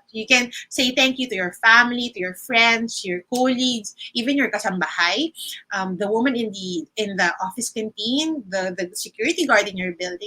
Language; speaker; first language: English; non-native, local second language; Filipino